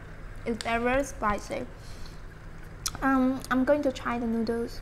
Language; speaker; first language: English; non-native, fluent; Chinese